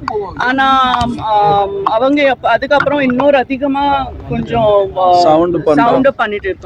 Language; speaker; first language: Tamil; non-native, fluent; Gujarati